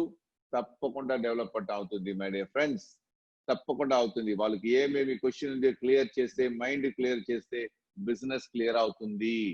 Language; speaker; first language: Telugu; non-native, local second language; Tamil